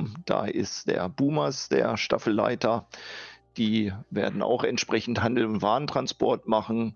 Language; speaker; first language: German; native; German